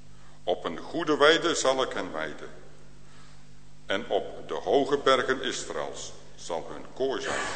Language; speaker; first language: Dutch; native; Dutch